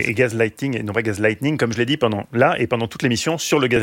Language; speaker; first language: French; native; French